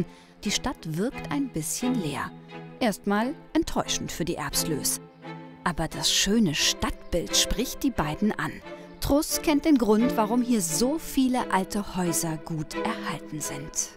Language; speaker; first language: German; native; German